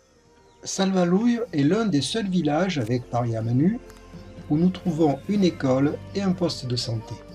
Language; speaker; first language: French; native; French